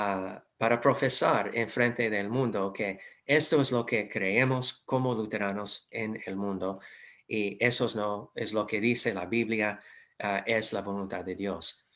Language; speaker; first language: Spanish; non-native, fluent; English